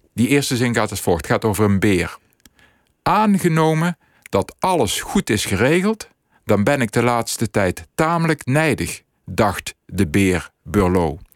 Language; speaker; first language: Dutch; native; Dutch